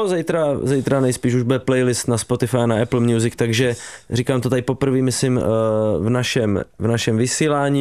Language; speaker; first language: Czech; native; Czech